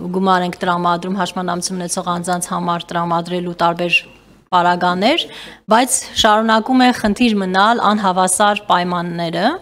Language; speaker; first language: Armenian; native; Armenian